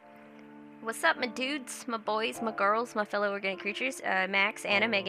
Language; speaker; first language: English; native; English